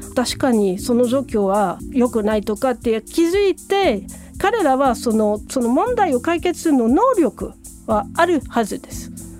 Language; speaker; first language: Japanese; non-native, fluent; French